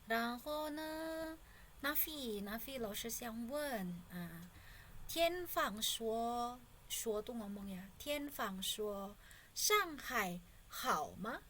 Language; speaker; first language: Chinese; non-native, fluent; Indonesian